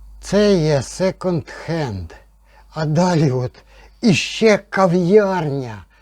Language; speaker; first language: Ukrainian; native; Ukrainian